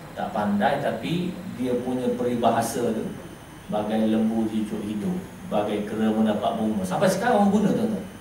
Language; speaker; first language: Malay; native; Malay